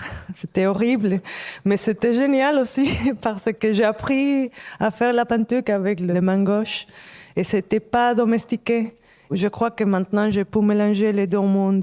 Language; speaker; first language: French; non-native, fluent; Spanish